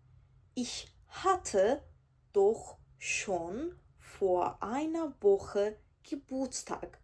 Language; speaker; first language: German; non-native, fluent; Georgian